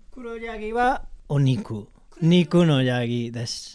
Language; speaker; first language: Japanese; non-native, learner; Spanish